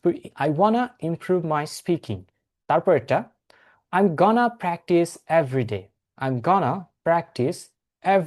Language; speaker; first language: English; non-native, fluent; Bangla